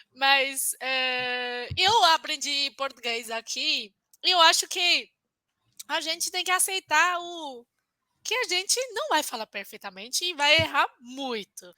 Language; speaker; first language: Portuguese; non-native, fluent; Chinese